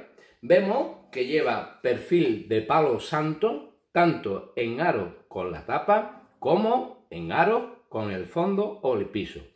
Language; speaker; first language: Spanish; native; Spanish